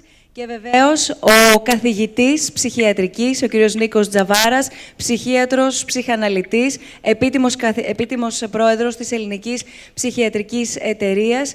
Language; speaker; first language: Greek; native; Greek